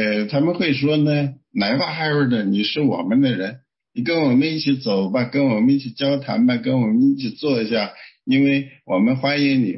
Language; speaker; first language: Chinese; native; Chinese